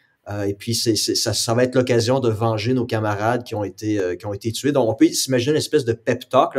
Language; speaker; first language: French; native; French